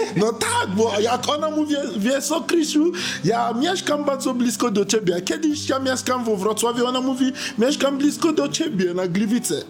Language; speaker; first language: Polish; non-native, learner; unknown